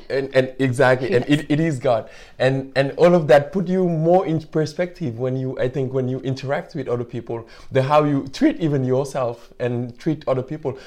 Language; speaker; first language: English; non-native, fluent; Wolof